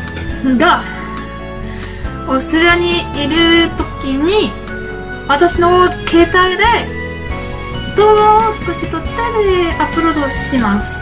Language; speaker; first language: Japanese; non-native, learner; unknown